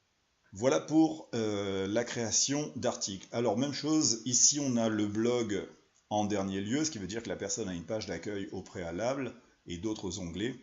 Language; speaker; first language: French; native; French